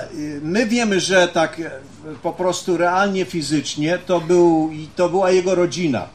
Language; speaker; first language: Polish; early bilingual, heritage; Polish